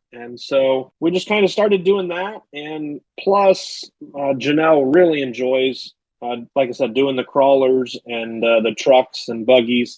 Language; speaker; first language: English; native; English